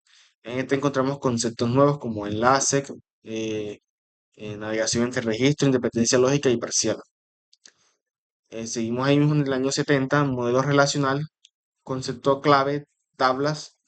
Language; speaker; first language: Spanish; native; Spanish